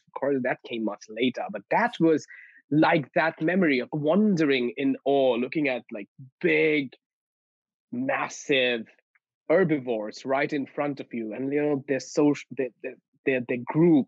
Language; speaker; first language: English; non-native, local second language; Bangla